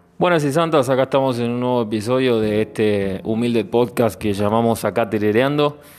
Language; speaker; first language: Spanish; native; Spanish